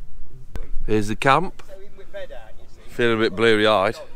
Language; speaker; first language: English; native; English